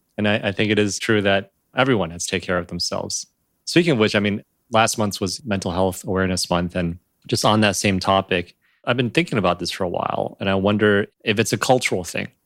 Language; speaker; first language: English; early bilingual, other home language; Chinese